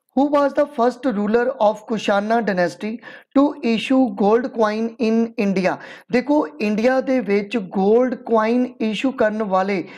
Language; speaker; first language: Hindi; non-native, local second language; Punjabi